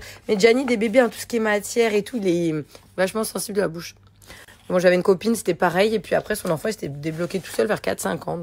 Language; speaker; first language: French; native; French